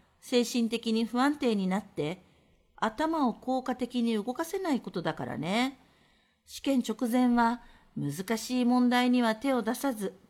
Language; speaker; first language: Japanese; native; Japanese